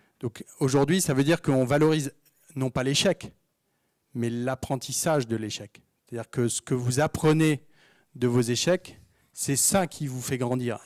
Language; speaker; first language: French; native; French